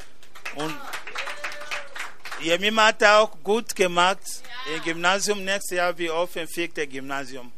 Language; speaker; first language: German; non-native, learner; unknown